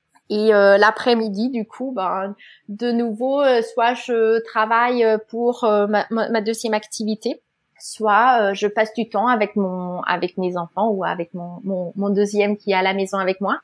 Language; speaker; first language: French; non-native, fluent; German